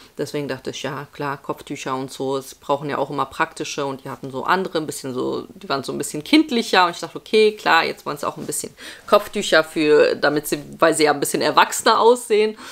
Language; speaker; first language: German; early bilingual, other home language; Polish